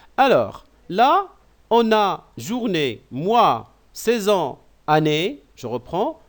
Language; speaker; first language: French; non-native, local second language; Arabic